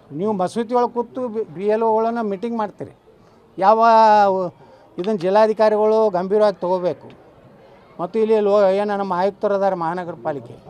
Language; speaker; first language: Kannada; native; Kannada